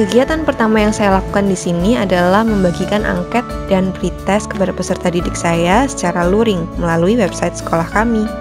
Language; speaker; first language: Indonesian; native; Indonesian